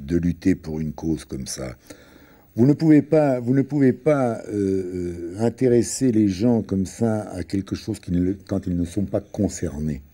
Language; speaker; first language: French; early bilingual, other home language; Italian